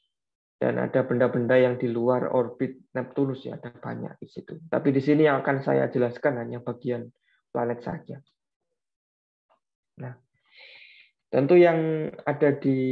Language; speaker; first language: Indonesian; native; Indonesian